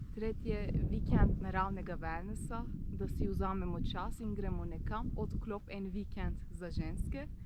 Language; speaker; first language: Slovenian; non-native, fluent; Turkish